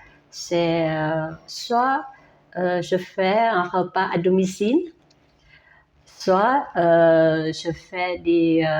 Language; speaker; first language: French; non-native, learner; Vietnamese